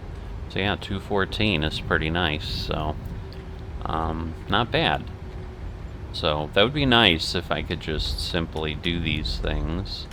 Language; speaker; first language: English; native; English